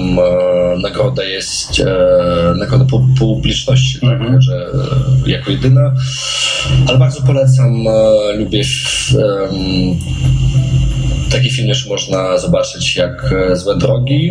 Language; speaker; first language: Polish; non-native, fluent; Russian